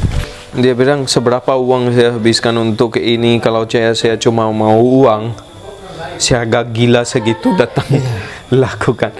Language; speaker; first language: Indonesian; non-native, fluent; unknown